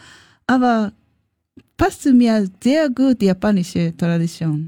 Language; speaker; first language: German; non-native, learner; Japanese